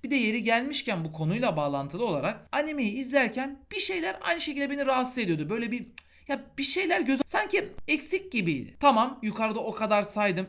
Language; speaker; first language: Turkish; native; Turkish